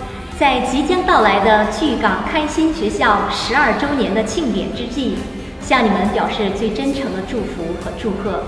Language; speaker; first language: Chinese; native; Chinese